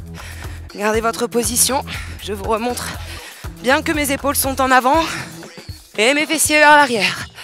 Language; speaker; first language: French; native; French